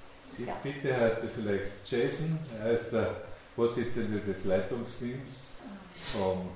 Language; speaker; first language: German; native; German